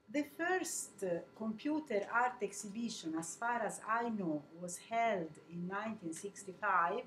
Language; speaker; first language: English; non-native, fluent; Italian